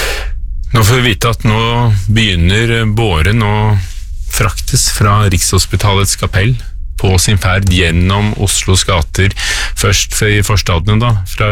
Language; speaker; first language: Norwegian; native; Norwegian